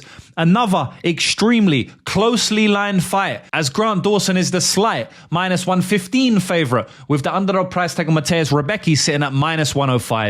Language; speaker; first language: English; native; English